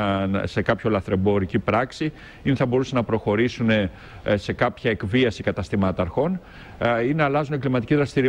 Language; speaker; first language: Greek; native; Greek